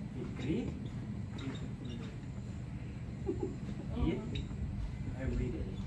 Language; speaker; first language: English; non-native, fluent; Indonesian